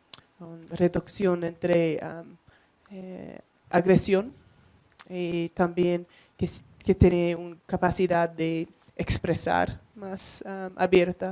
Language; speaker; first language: Spanish; non-native, learner; English